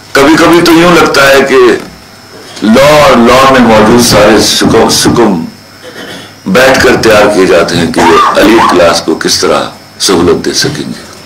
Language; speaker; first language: Urdu; non-native, local second language; Punjabi